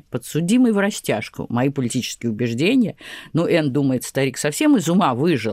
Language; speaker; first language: Russian; native; Russian